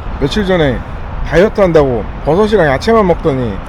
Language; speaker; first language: Korean; native; Korean